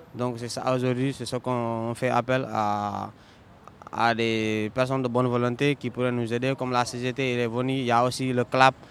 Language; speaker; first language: French; non-native, local second language; Wolof